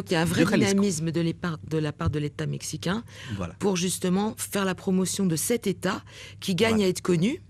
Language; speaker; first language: French; native; French